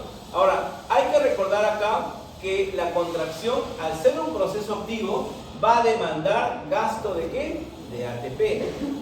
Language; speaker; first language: Spanish; native; Spanish